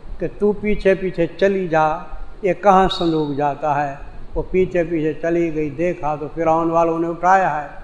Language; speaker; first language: Urdu; non-native, local second language; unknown